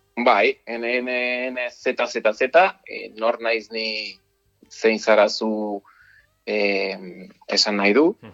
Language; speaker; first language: Basque; non-native, learner; Italian